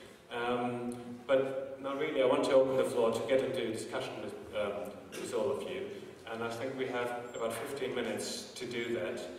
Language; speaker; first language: English; non-native, fluent; German